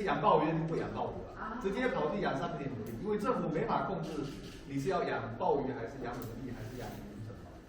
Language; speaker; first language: Chinese; native; Chinese